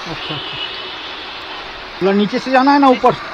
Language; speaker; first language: Hindi; non-native, local second language; Bangla